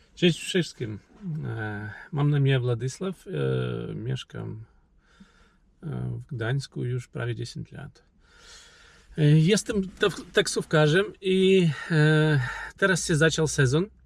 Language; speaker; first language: Polish; non-native, learner; Ukrainian